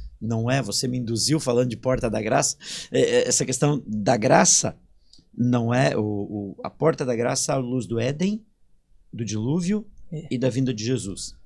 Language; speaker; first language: Portuguese; native; Portuguese